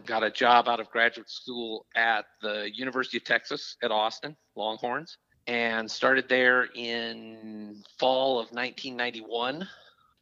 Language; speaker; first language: English; native; English